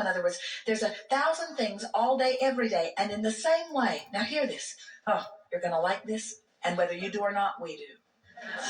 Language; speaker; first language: English; native; English